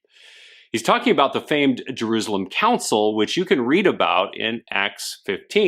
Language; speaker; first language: English; native; English